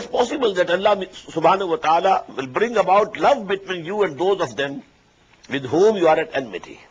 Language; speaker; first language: English; non-native, local second language; Urdu